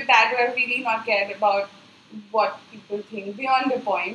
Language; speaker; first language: English; non-native, local second language; Hindi